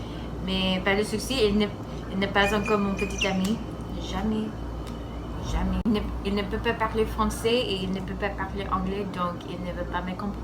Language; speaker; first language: French; non-native, learner; English